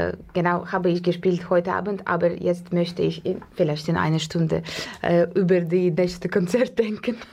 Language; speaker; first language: German; non-native, learner; Russian